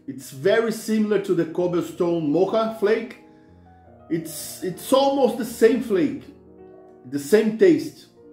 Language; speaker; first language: English; non-native, fluent; Portuguese